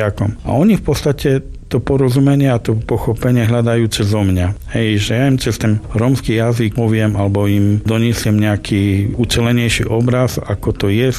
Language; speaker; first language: Slovak; non-native, local second language; Romany